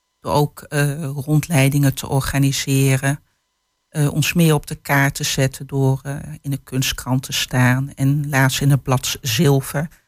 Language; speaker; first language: Dutch; native; Dutch